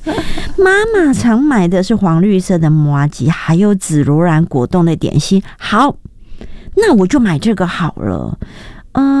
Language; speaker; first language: Chinese; native; Chinese